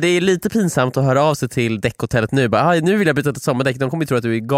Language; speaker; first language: Swedish; native; Swedish